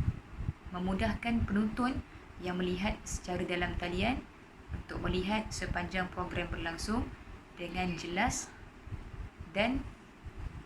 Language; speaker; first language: Malay; native; Malay